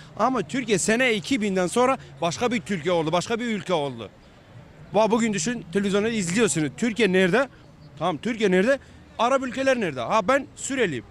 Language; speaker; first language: Turkish; non-native, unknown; Arabic